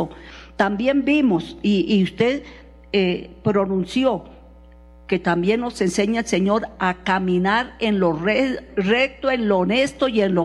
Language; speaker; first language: Spanish; native; Spanish